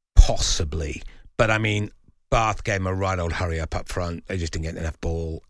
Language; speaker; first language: English; native; English